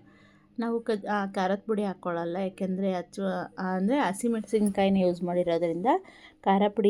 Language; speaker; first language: Kannada; native; Kannada